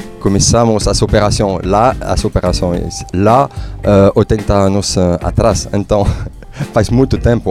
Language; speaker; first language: Portuguese; non-native, fluent; French